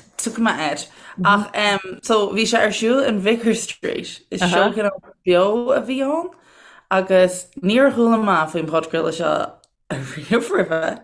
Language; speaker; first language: Irish; native; Irish